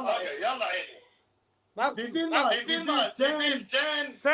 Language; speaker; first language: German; non-native, learner; Arabic